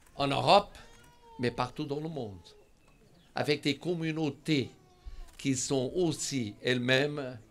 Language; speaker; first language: French; non-native, fluent; Portuguese